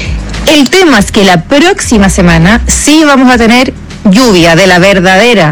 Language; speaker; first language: Spanish; native; Spanish